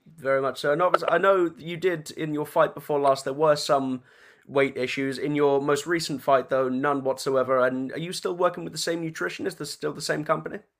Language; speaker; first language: English; native; English